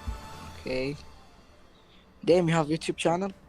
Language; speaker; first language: English; non-native, learner; Hindi